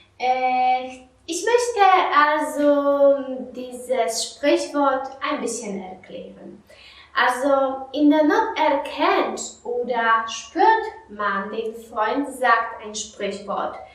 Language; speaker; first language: German; non-native, fluent; Polish